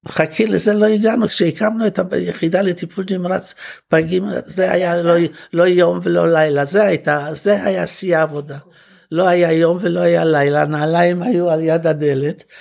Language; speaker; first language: Hebrew; non-native, fluent; Polish